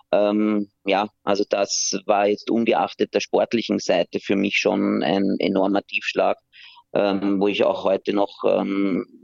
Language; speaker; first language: German; native; German